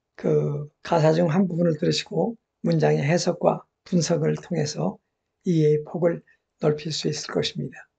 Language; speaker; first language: Korean; native; Korean